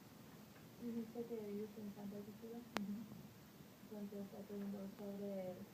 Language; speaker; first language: Spanish; non-native, learner; English